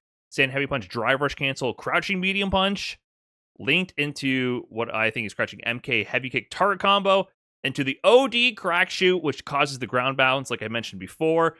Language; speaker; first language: English; native; English